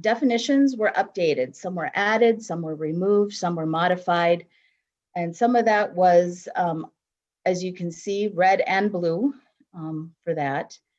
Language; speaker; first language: English; native; English